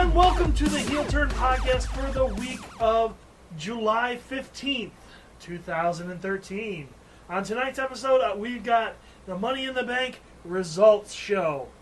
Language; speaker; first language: English; native; English